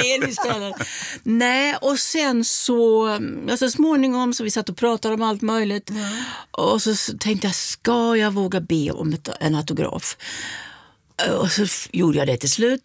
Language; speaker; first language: Swedish; native; Swedish